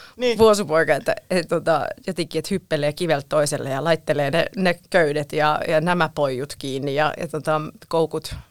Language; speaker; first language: Finnish; native; Finnish